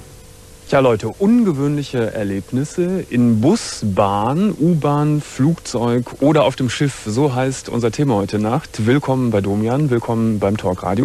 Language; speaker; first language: German; native; German